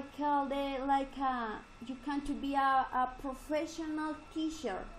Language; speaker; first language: English; non-native, learner; Spanish